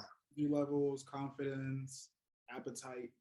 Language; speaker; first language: English; native; English